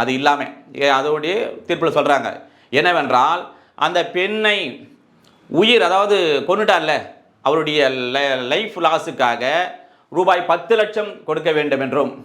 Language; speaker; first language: Tamil; native; Tamil